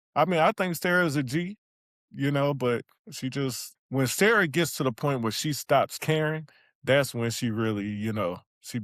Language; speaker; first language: English; native; English